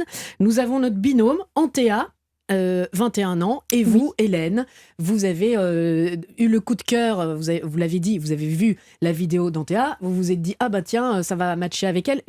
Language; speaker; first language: French; native; French